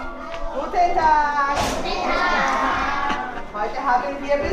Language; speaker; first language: German; early bilingual, heritage; German